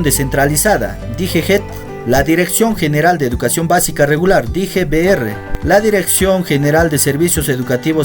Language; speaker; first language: Spanish; native; Spanish